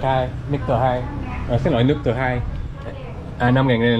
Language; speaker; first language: Vietnamese; non-native, learner; English